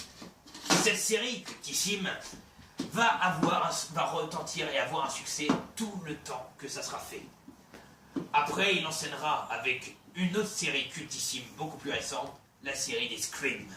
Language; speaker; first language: French; native; French